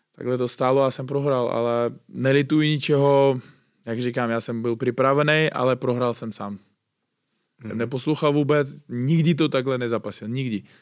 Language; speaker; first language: Czech; non-native, fluent; Uzbek